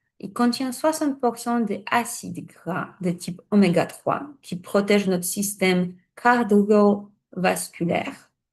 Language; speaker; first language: French; non-native, fluent; Polish